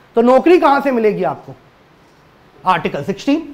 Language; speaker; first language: Hindi; native; Hindi